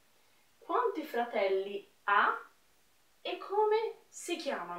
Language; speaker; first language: Italian; non-native, fluent; Portuguese